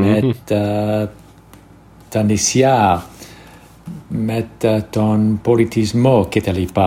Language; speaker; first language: Greek; non-native, fluent; English